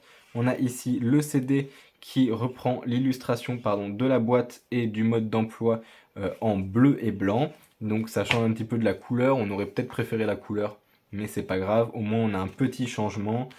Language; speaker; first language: French; native; French